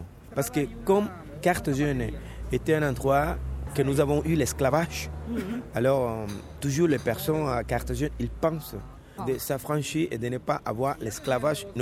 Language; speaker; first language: French; non-native, fluent; Spanish